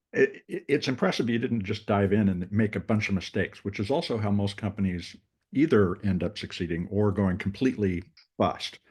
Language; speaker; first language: English; native; English